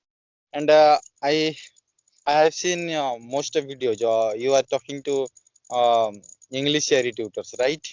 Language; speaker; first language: English; non-native, learner; Odia